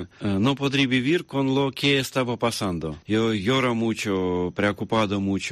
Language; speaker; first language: Spanish; non-native, learner; Russian